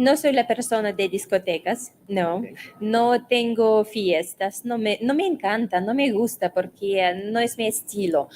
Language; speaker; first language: Spanish; non-native, fluent; Russian